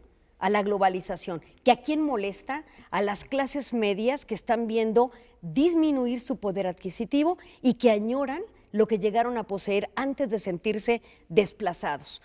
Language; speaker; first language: Spanish; native; Spanish